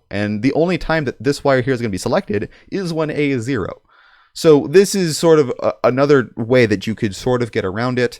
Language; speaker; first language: English; native; English